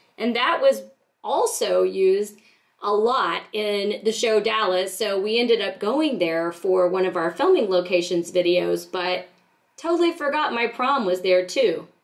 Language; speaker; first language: English; native; English